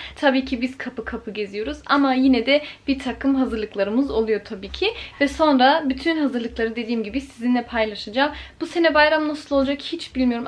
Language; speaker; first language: Turkish; early bilingual, heritage; Turkish